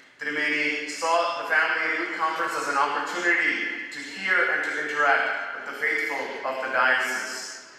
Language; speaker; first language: English; native; English